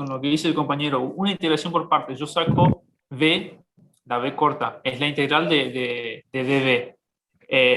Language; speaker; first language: Spanish; native; Spanish